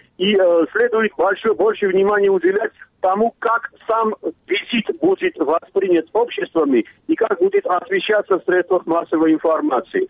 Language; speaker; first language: Russian; non-native, local second language; Armenian